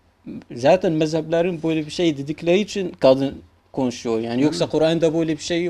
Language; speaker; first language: Turkish; non-native, fluent; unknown